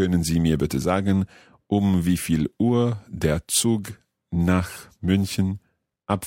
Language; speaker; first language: German; non-native, learner; English